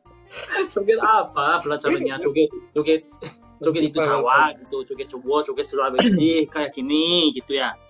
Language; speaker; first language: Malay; non-native, fluent; Korean